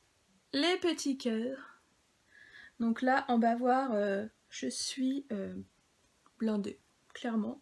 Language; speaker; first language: French; native; French